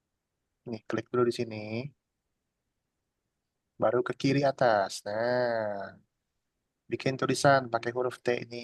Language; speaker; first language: Indonesian; native; Indonesian